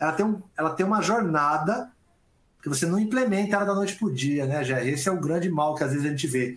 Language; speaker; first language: Portuguese; native; Portuguese